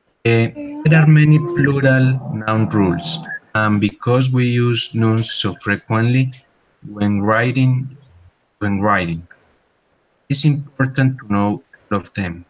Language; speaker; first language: English; non-native, learner; Spanish